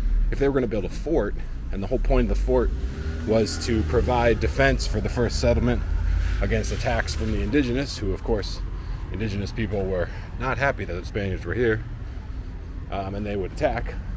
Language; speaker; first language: English; native; English